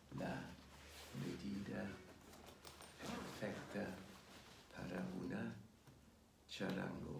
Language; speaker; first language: Spanish; non-native, fluent; German